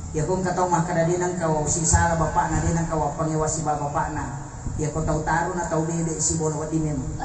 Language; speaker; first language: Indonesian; non-native, local second language; Buginese